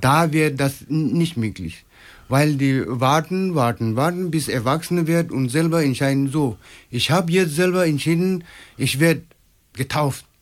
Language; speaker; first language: German; non-native, learner; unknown